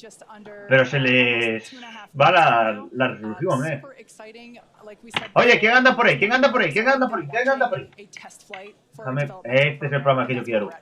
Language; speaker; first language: Spanish; native; Spanish